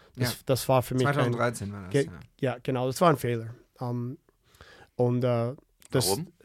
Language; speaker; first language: German; non-native, fluent; English